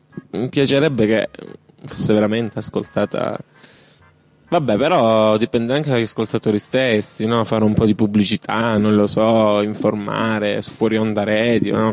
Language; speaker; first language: Italian; native; Italian